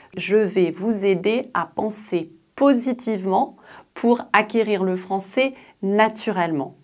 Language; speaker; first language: French; native; French